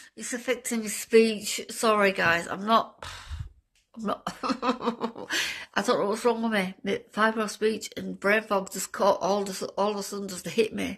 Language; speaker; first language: English; native; English